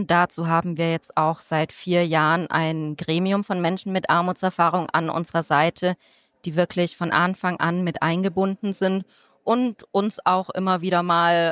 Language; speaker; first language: German; native; German